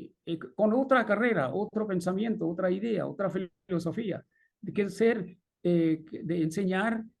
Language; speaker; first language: Spanish; non-native, fluent; Bangla